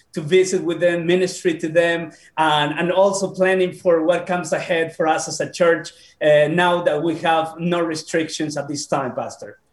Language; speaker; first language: English; non-native, fluent; Spanish